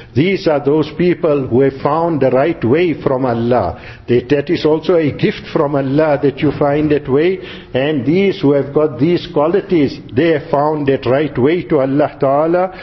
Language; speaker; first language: English; native; English